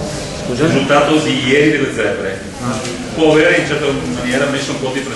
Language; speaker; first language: Italian; native; Italian